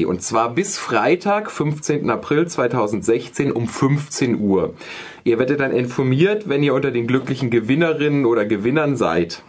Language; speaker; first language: German; native; German